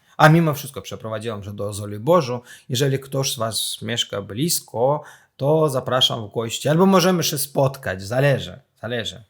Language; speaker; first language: Polish; non-native, fluent; Azerbaijani